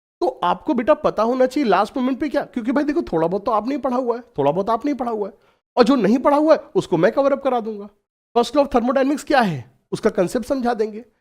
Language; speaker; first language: Hindi; native; Hindi